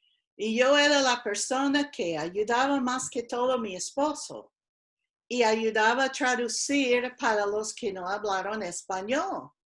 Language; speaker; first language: Spanish; non-native, fluent; English